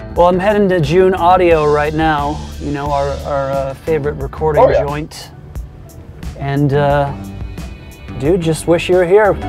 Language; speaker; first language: English; native; English